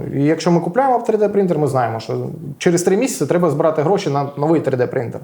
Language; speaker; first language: Ukrainian; non-native, local second language; Russian